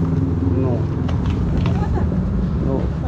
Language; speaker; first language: Spanish; non-native, learner; Filipino